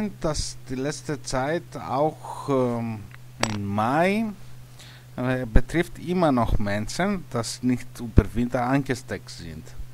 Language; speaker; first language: German; non-native, learner; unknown